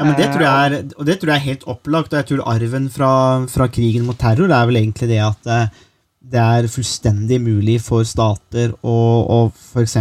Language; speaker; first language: Norwegian; native; Norwegian